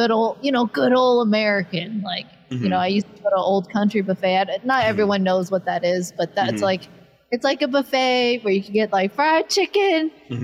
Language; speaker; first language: English; native; English